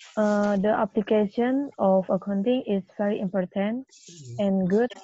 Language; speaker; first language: English; non-native, fluent; Indonesian